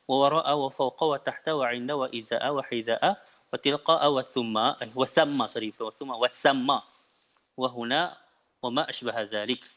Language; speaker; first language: Arabic; non-native, fluent; Malay